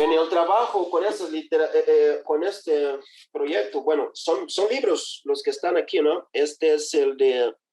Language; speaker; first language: Spanish; non-native, fluent; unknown